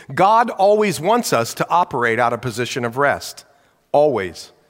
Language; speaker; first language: English; native; English